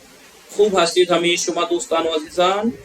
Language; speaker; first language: Persian; non-native, fluent; Urdu